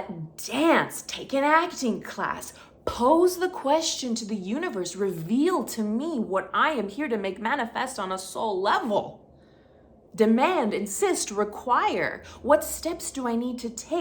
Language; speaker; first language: English; native; English